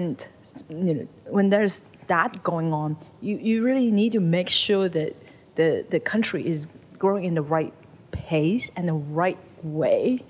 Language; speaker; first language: English; non-native, local second language; Cantonese